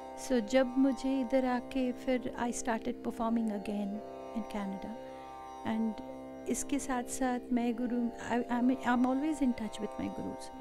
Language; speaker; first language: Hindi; non-native, local second language; Bangla